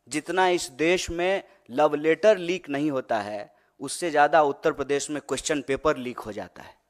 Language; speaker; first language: Hindi; native; Hindi